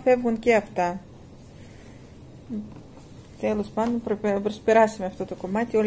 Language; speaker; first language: Greek; non-native, fluent; Russian